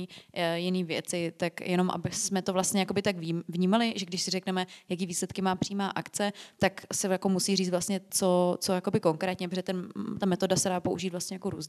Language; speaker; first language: Czech; native; Czech